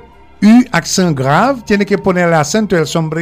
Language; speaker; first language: Spanish; non-native, fluent; French